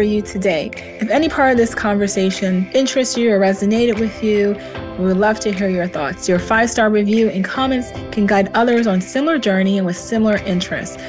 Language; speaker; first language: English; native; English